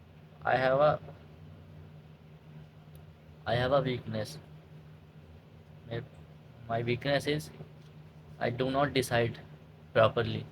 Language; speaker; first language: English; non-native, learner; Hindi